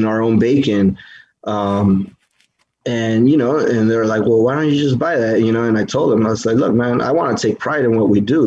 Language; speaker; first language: English; native; English